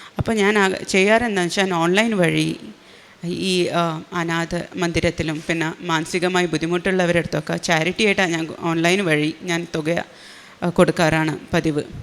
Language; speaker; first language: Malayalam; native; Malayalam